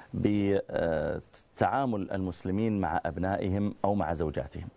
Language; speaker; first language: Arabic; native; Arabic